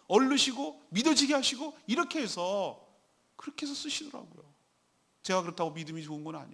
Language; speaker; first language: Korean; native; Korean